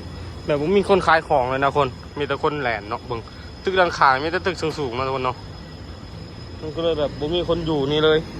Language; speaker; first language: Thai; non-native, learner; Lao